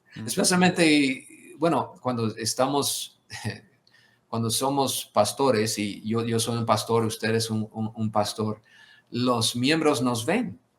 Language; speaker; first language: Spanish; non-native, fluent; English